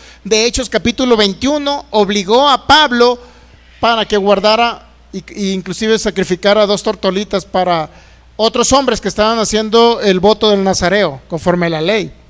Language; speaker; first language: Spanish; native; Spanish